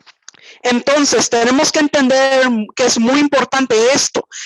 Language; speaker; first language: Spanish; native; Spanish